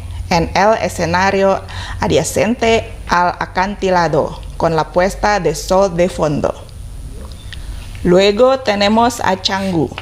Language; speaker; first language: Spanish; non-native, fluent; Indonesian